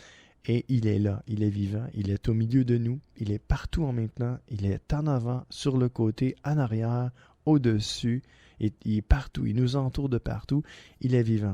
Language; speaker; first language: French; native; French